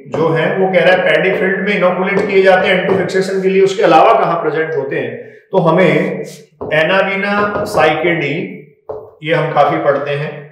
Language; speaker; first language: Hindi; native; Hindi